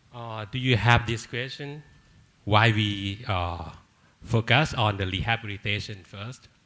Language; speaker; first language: English; non-native, learner; Thai